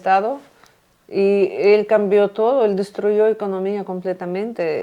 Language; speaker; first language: Spanish; non-native, fluent; Russian